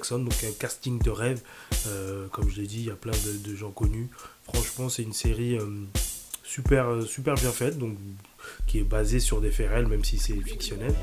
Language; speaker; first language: French; native; French